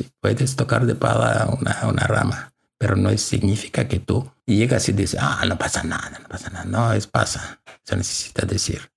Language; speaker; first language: Spanish; non-native, learner; Russian